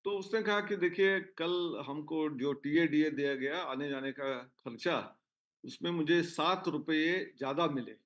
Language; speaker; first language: Hindi; non-native, local second language; Marathi